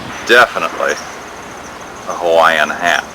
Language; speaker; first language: English; native; English